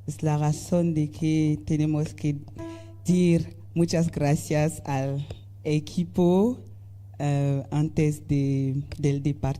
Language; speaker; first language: Spanish; non-native, learner; French